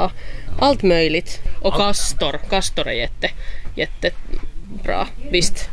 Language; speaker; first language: Swedish; non-native, local second language; Finnish